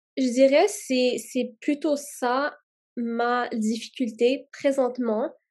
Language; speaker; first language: French; early bilingual, other home language; Arabic